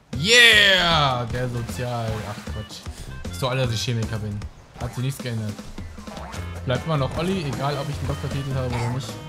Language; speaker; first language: German; native; German